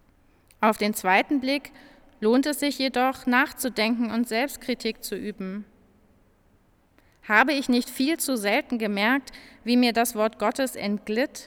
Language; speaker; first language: German; native; German